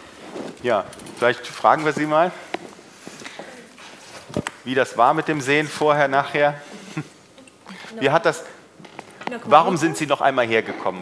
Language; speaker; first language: German; native; German